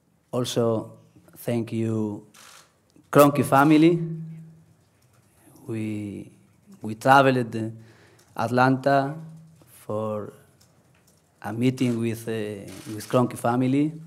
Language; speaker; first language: English; non-native, learner; Spanish